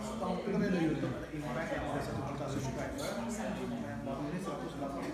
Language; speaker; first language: Indonesian; native; Indonesian